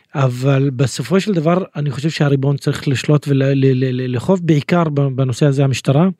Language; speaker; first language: Hebrew; non-native, local second language; Arabic